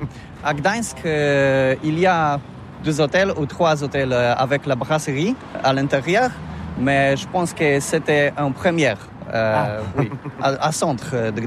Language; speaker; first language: French; non-native, learner; Polish